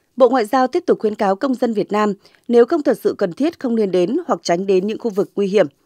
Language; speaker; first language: Vietnamese; native; Vietnamese